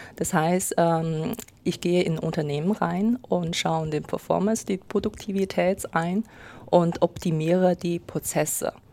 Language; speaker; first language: German; non-native, fluent; Chinese